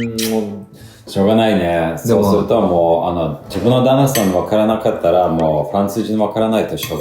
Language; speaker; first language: Japanese; non-native, fluent; Lithuanian